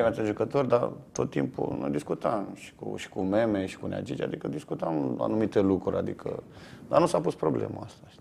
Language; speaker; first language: Romanian; native; Romanian